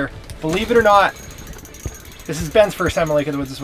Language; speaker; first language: English; native; English